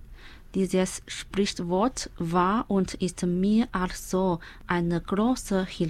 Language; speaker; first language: German; non-native, learner; Chinese